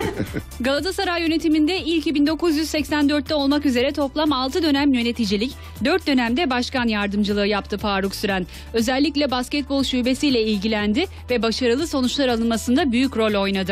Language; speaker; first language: Turkish; native; Turkish